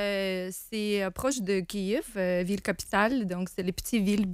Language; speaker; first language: French; non-native, learner; Ukrainian